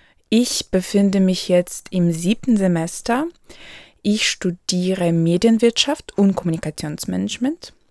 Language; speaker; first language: German; non-native, local second language; Ukrainian